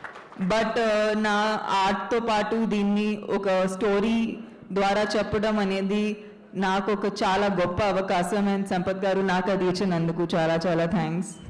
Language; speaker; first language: Telugu; non-native, fluent; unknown